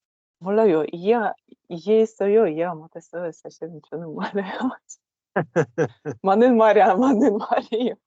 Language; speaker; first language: Korean; non-native, learner; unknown